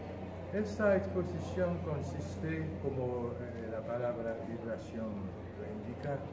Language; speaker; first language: Spanish; non-native, fluent; Haitian Creole